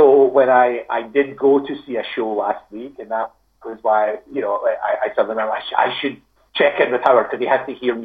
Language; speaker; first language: English; native; English